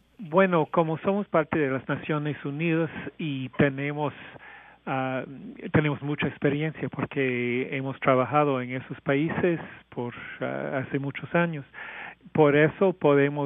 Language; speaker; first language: Spanish; non-native, fluent; English